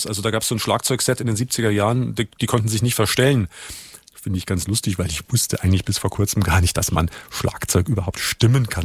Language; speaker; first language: German; native; German